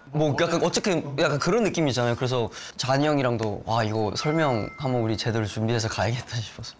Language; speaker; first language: Korean; early bilingual, heritage; Korean